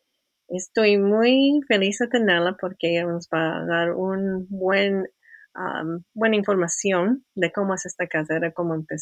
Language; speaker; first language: Spanish; early bilingual, heritage; Spanish